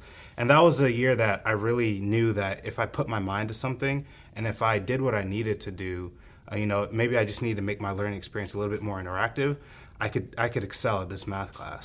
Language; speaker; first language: English; native; English